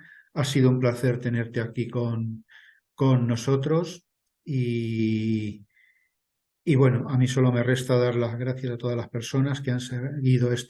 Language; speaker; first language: Spanish; native; Spanish